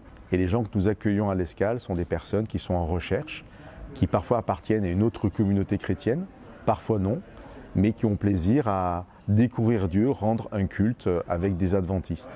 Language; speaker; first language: French; native; French